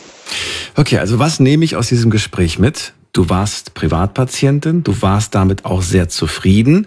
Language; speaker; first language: German; native; German